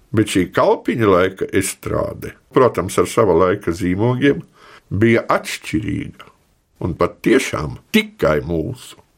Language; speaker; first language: Latvian; native; Latvian